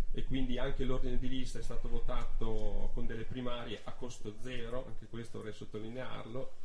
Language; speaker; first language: Italian; native; Italian